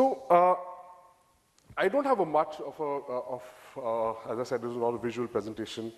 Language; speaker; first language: English; non-native, local second language; Bangla